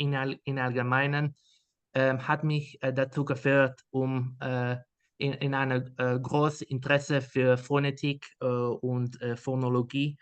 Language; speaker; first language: German; non-native, learner; Dutch